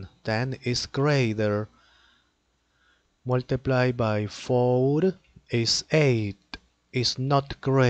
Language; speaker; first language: English; non-native, learner; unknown